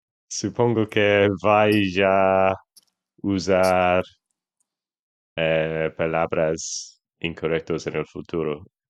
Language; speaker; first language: Spanish; non-native, learner; English